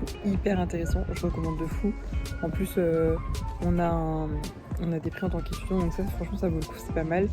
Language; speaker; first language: French; native; French